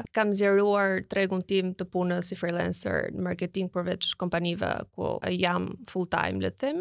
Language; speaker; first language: Albanian; native; Albanian